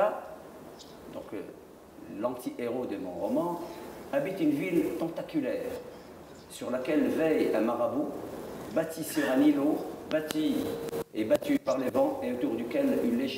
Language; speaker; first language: French; non-native, local second language; Arabic